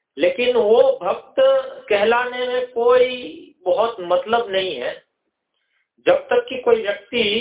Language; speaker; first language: Hindi; non-native, local second language; Gujarati